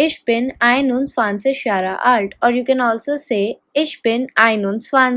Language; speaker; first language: German; non-native, fluent; Hindi